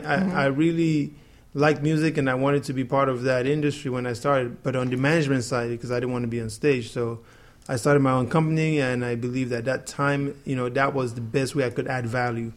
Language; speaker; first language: English; non-native, local second language; Yoruba